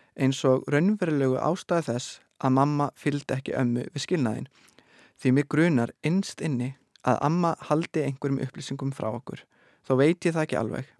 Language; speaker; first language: Icelandic; native; Icelandic